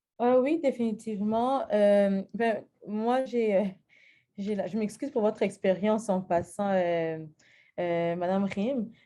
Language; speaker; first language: French; early bilingual, other home language; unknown